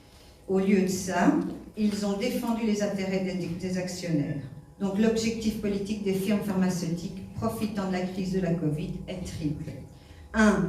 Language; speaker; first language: French; native; French